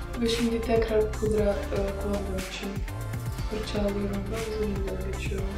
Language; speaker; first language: Turkish; non-native, fluent; Russian